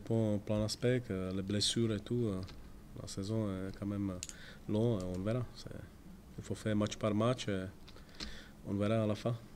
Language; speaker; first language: French; non-native, fluent; Czech